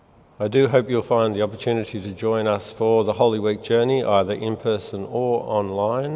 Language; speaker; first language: English; native; English